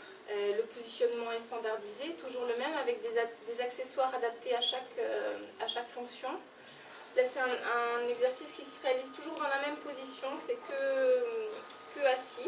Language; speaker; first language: French; native; French